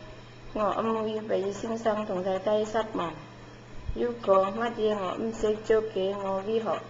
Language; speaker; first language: Cantonese; non-native, learner; Indonesian